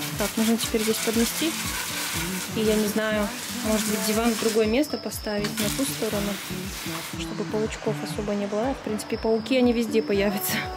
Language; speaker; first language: Russian; native; Russian